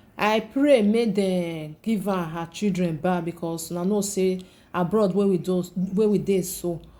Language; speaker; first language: Nigerian Pidgin; native; Nigerian Pidgin